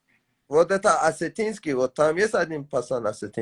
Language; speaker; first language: Russian; non-native, learner; Tajik